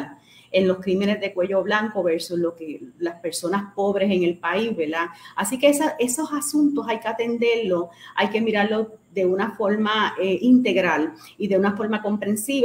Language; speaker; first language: Spanish; native; Spanish